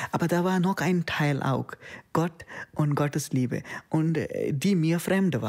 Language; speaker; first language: German; non-native, learner; Konkani